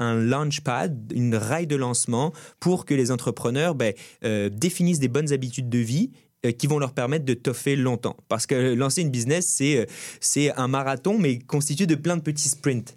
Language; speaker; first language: French; native; French